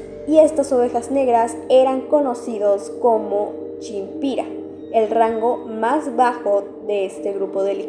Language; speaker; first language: Spanish; native; Spanish